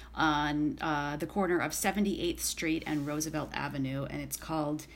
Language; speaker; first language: English; native; English